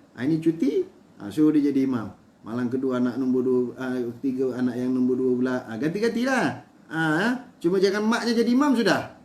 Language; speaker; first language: Malay; native; Malay